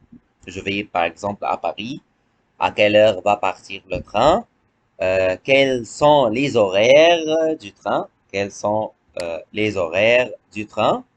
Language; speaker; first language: French; non-native, fluent; Arabic